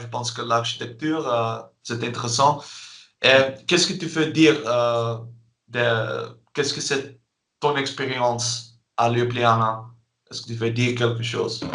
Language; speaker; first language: French; non-native, learner; Dutch